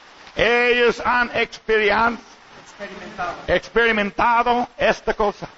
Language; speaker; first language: Spanish; non-native, learner; English